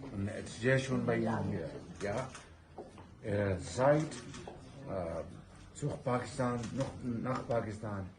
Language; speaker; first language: German; non-native, learner; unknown